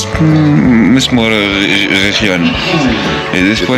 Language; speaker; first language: Spanish; non-native, learner; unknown